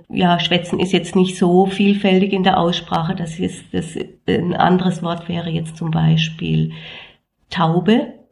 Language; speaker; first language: German; native; German